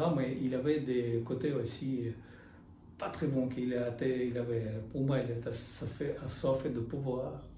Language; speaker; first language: French; non-native, fluent; Russian